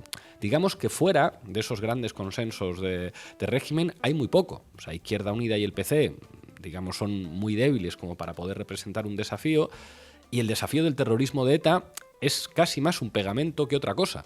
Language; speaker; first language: Spanish; native; Spanish